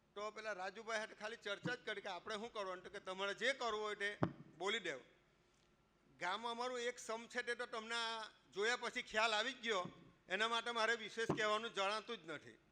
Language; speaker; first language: Gujarati; native; Gujarati